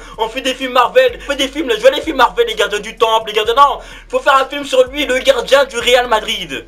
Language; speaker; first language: French; native; French